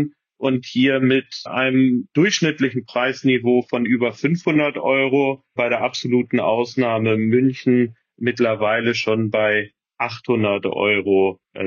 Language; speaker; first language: German; native; German